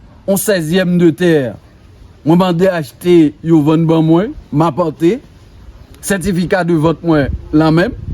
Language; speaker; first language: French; non-native, local second language; Haitian Creole